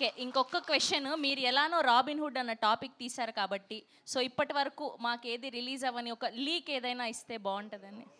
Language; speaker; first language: Telugu; native; Telugu